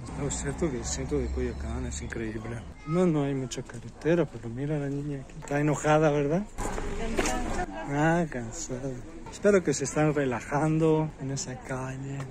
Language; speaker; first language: Spanish; non-native, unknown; Italian